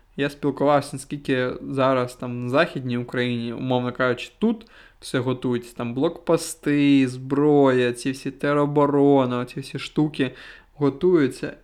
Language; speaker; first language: Ukrainian; non-native, local second language; Russian